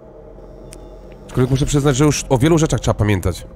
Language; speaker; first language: Polish; native; Polish